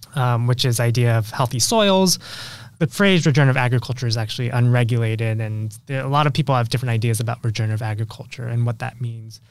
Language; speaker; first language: English; native; English